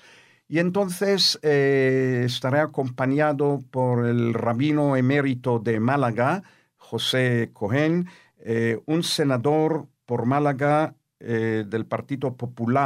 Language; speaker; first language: Spanish; non-native, fluent; Hebrew